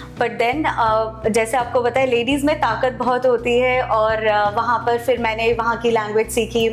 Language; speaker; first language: Hindi; native; Hindi